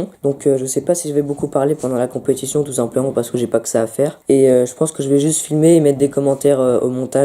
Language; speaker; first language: French; native; French